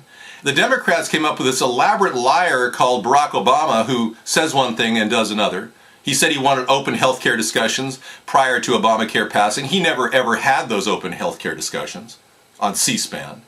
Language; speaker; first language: English; native; English